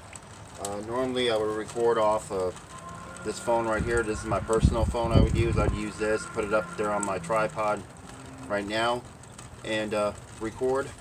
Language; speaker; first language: English; native; English